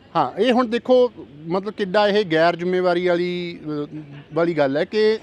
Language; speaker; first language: Punjabi; native; Punjabi